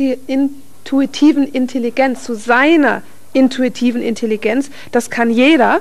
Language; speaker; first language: German; native; German